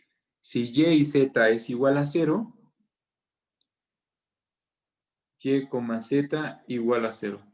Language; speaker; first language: Spanish; native; Spanish